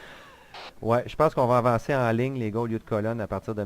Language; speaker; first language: French; native; French